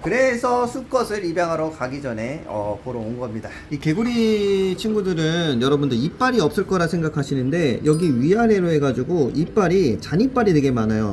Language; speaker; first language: Korean; native; Korean